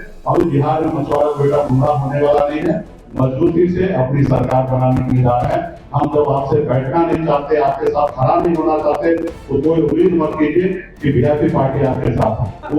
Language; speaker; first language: Hindi; native; Hindi